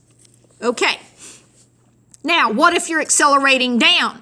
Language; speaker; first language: English; native; English